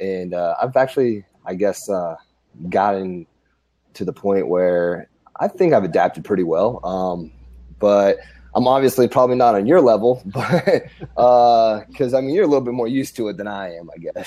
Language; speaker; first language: English; native; English